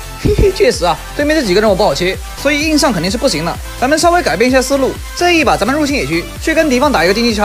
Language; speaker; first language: Chinese; native; Chinese